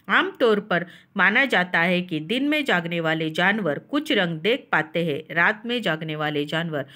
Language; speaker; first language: Hindi; non-native, local second language; Marathi